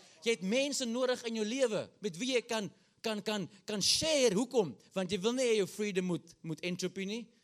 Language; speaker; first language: Afrikaans; native; Afrikaans